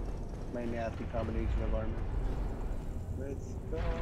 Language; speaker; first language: English; native; English